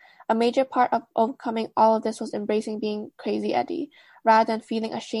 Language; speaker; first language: English; non-native, local second language; Cantonese